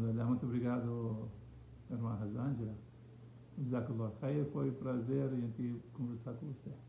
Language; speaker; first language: Portuguese; non-native, fluent; Arabic